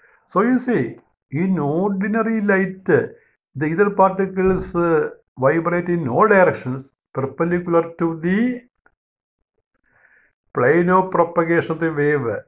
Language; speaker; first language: English; non-native, local second language; Malayalam